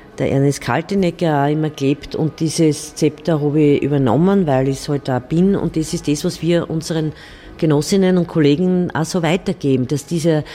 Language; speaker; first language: German; native; German